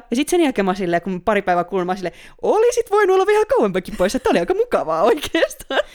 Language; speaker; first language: Finnish; native; Finnish